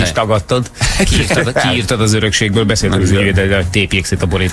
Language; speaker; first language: Hungarian; native; Hungarian